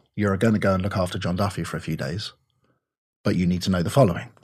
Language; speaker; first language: English; native; English